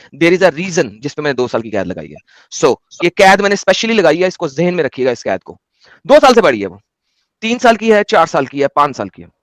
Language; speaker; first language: Hindi; native; Hindi